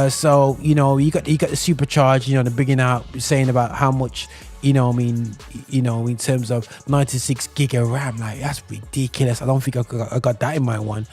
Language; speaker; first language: English; native; English